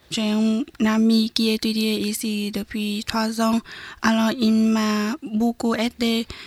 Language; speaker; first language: French; non-native, learner; Vietnamese